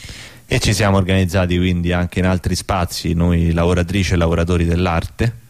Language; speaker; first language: Italian; native; Italian